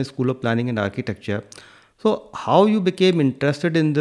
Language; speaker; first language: English; non-native, local second language; Hindi